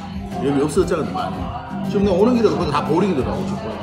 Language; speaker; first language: Korean; native; Korean